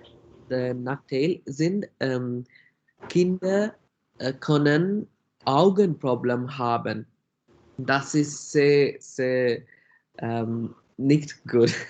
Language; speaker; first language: German; non-native, learner; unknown